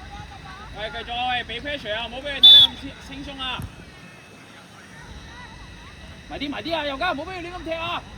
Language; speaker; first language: Cantonese; native; Cantonese